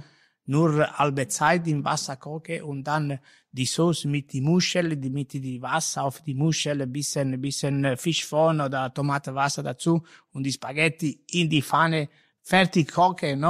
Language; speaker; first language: German; non-native, learner; Italian